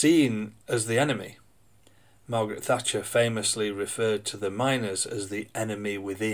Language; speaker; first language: English; native; English